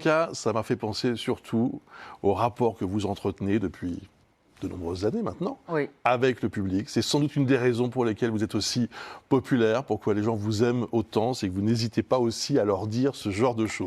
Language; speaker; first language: French; native; French